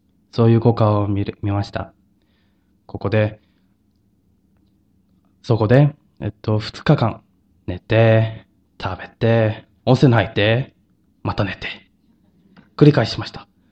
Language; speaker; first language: Japanese; non-native, fluent; Korean